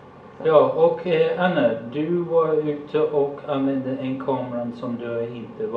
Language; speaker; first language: Swedish; non-native, fluent; English